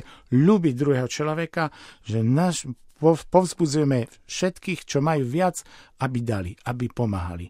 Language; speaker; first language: Polish; non-native, learner; Slovak